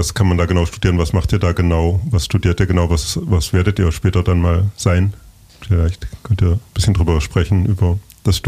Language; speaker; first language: German; native; German